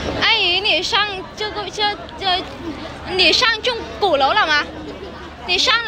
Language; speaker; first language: Chinese; non-native, fluent; Vietnamese